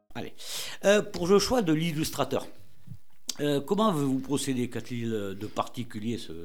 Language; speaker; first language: French; native; French